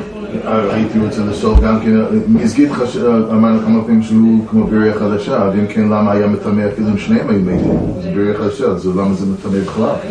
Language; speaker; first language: Hebrew; non-native, fluent; English